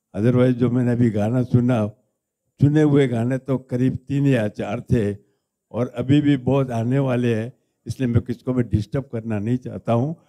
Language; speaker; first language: Hindi; non-native, local second language; Gujarati